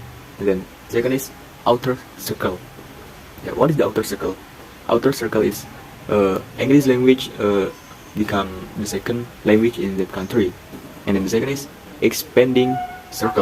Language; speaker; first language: English; non-native, learner; Indonesian